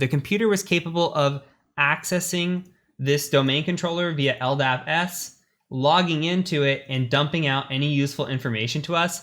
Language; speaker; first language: English; native; English